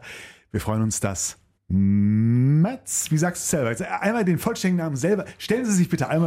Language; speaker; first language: German; native; German